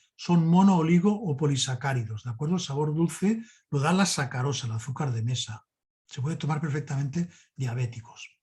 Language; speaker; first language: Spanish; native; Spanish